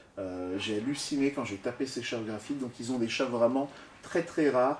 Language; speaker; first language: French; native; French